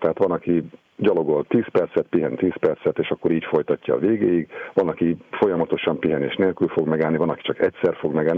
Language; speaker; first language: Hungarian; native; Hungarian